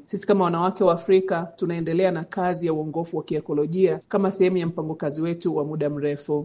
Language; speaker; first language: Swahili; native; Swahili